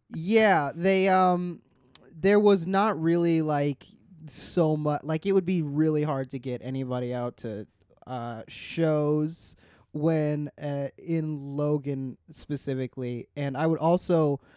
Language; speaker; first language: English; native; English